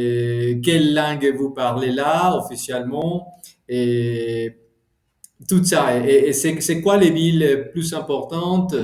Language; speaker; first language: French; non-native, fluent; Spanish